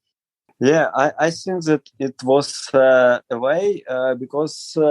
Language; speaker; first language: English; non-native, learner; Ukrainian